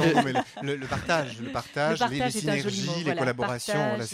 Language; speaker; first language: French; native; French